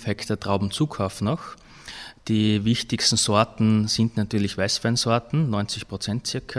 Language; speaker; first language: German; native; German